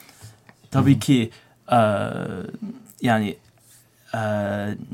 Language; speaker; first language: Turkish; non-native, learner; English